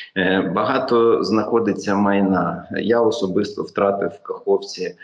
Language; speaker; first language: Ukrainian; native; Ukrainian